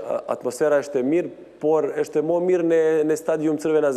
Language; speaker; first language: Albanian; non-native, learner; Serbian